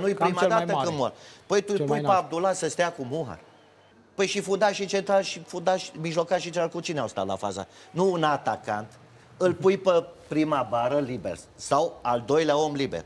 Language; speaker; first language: Romanian; native; Romanian